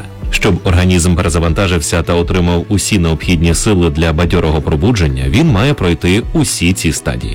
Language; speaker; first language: Ukrainian; native; Ukrainian